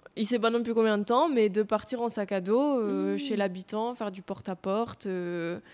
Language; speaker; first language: French; native; French